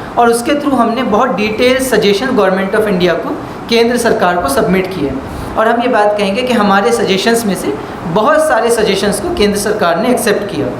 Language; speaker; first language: Hindi; native; Hindi